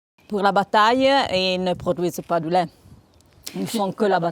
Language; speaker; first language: French; non-native, local second language; Italian